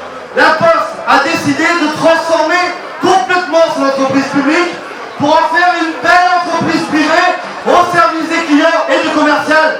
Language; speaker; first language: French; native; French